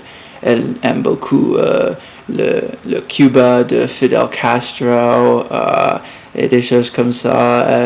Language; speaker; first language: French; non-native, learner; English